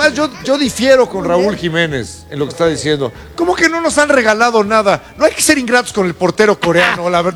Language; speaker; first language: Spanish; native; Spanish